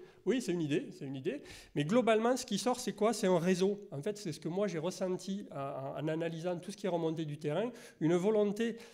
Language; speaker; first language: French; native; French